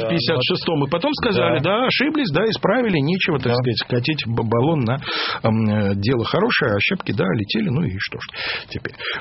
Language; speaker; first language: Russian; native; Russian